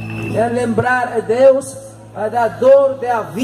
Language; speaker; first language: Portuguese; non-native, learner; Spanish